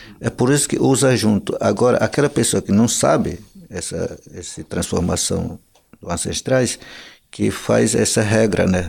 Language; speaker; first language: Portuguese; non-native, local second language; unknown